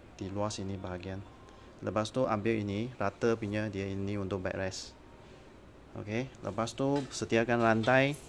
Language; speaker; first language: Malay; non-native, local second language; Chinese